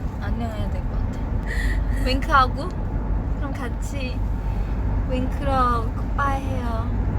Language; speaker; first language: Korean; non-native, fluent; Japanese